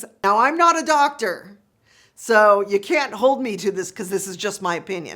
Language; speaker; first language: English; native; English